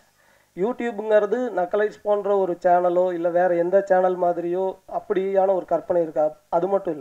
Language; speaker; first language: Tamil; native; Tamil